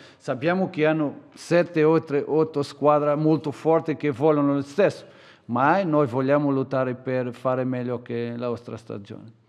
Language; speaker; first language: Italian; non-native, fluent; Portuguese